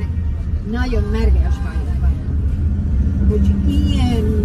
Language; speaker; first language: Hungarian; early bilingual, heritage; Hungarian